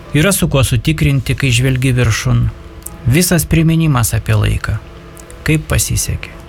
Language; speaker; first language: Lithuanian; native; Lithuanian